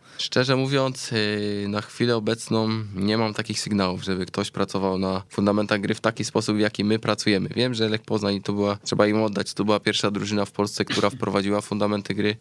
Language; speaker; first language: Polish; native; Polish